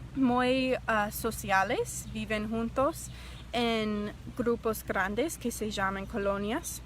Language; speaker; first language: Spanish; non-native, learner; English